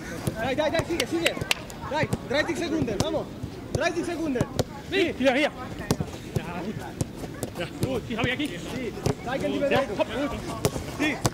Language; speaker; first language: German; non-native, learner; Italian